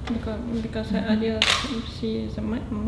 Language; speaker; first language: English; non-native, learner; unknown